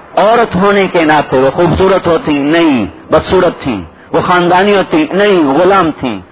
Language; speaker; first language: Urdu; non-native, local second language; Saraiki